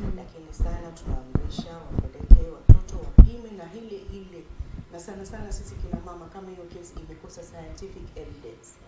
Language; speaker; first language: Swahili; native; Swahili